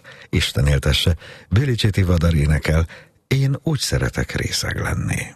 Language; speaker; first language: Hungarian; native; Hungarian